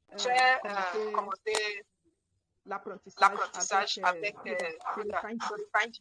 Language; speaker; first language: French; non-native, learner; Yoruba